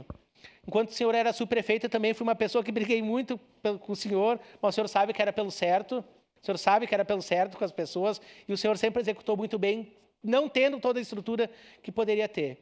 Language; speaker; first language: Portuguese; native; Portuguese